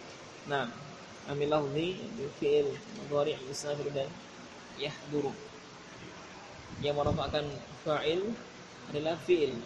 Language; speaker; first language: Arabic; non-native, fluent; Indonesian